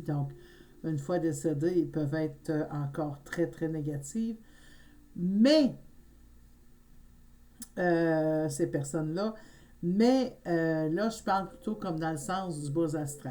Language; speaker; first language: French; native; French